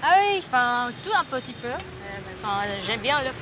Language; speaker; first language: French; non-native, learner; Vietnamese